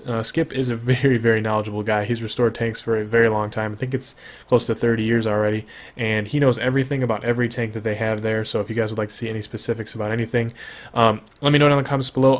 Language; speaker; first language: English; native; English